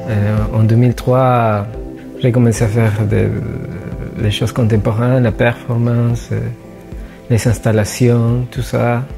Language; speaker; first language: French; non-native, fluent; Spanish